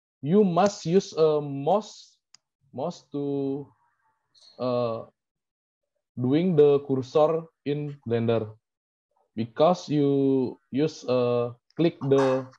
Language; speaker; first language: English; non-native, learner; Indonesian